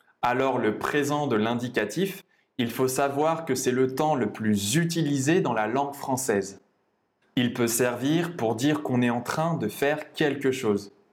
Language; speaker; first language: French; native; French